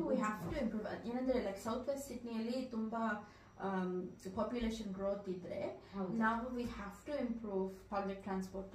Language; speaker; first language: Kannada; early bilingual, heritage; Kannada